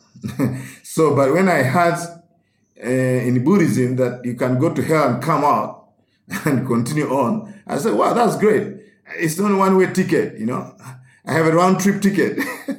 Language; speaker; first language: English; non-native, local second language; Ganda